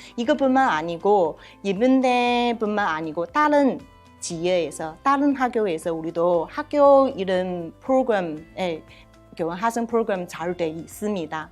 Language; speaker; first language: Korean; non-native, learner; Chinese